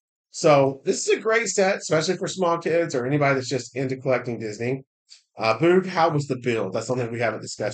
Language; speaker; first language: English; native; English